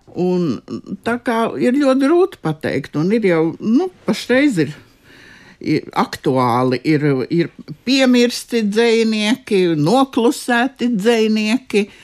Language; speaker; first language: Latvian; native; Latvian